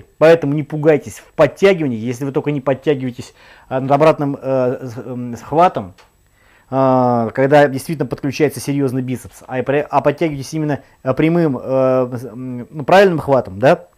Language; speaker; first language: Russian; native; Russian